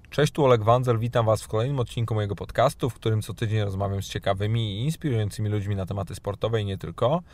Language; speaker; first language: Polish; native; Polish